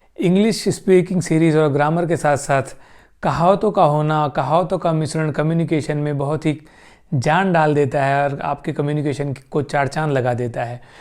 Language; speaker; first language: Hindi; native; Hindi